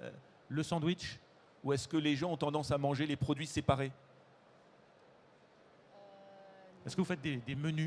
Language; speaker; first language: French; native; French